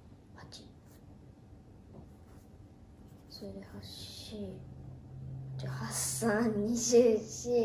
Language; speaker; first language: Japanese; early bilingual, heritage; Japanese